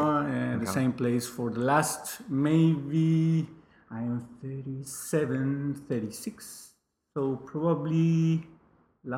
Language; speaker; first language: English; non-native, fluent; Spanish